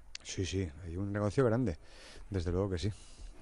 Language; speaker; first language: Spanish; native; Spanish